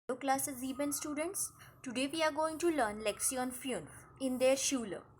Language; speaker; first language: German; non-native, fluent; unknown